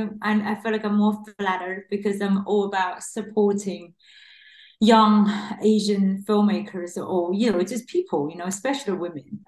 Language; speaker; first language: English; non-native, fluent; Chinese